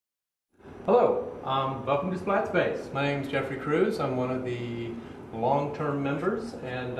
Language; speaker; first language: English; native; English